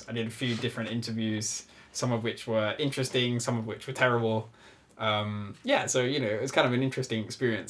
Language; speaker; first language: English; native; English